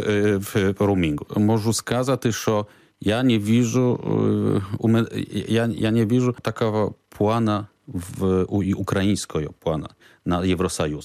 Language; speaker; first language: Ukrainian; non-native, fluent; Polish